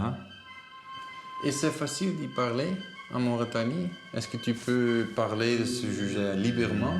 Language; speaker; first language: French; non-native, fluent; Dutch